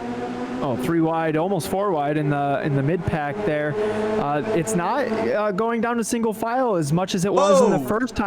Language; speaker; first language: English; native; English